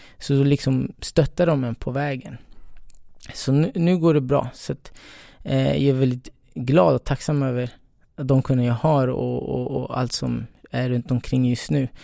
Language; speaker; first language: Swedish; early bilingual, other home language; Spanish